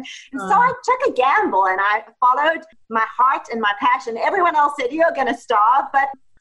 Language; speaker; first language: English; native; English